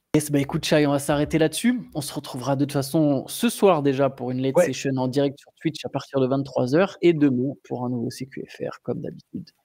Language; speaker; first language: French; native; French